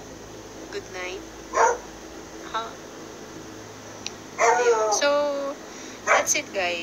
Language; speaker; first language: English; non-native, local second language; Filipino